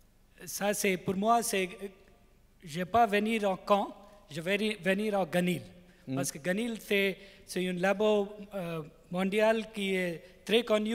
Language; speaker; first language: French; non-native, learner; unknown